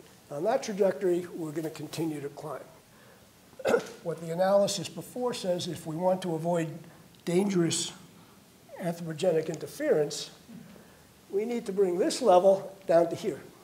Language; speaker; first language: English; native; English